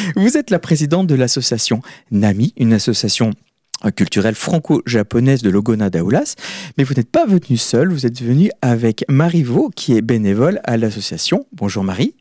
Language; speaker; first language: French; native; French